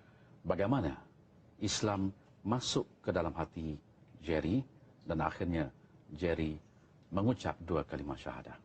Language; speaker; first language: Malay; native; Malay